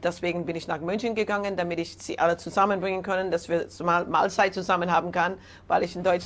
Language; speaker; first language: German; non-native, learner; English